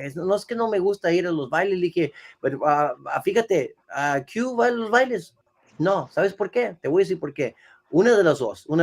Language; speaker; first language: Spanish; early bilingual, other home language; English